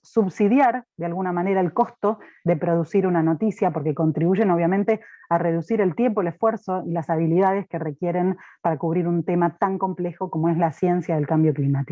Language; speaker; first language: Spanish; native; Spanish